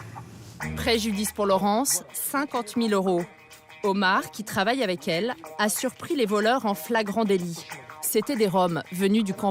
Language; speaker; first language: French; native; French